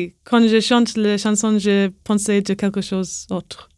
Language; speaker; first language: French; non-native, learner; English